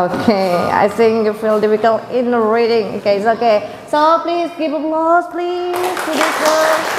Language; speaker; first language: English; non-native, fluent; Indonesian